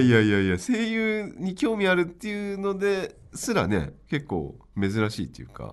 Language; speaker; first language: Japanese; native; Japanese